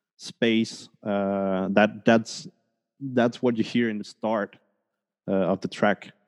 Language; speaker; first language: English; early bilingual, other home language; Spanish